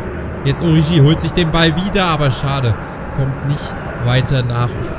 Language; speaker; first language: German; native; German